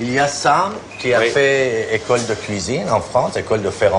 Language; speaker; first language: French; non-native, fluent; Persian